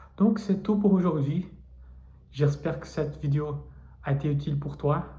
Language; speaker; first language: French; non-native, fluent; Portuguese